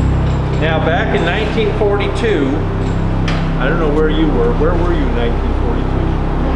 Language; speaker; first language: English; native; English